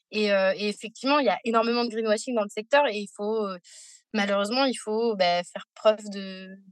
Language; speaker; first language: French; native; French